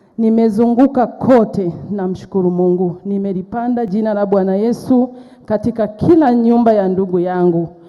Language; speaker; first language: Swahili; native; Swahili